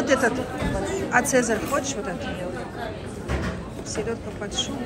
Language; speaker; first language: Russian; native; Russian